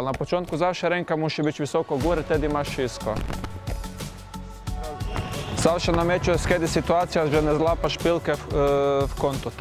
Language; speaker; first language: Polish; non-native, learner; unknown